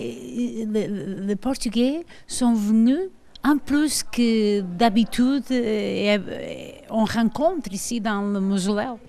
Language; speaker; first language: French; non-native, learner; Portuguese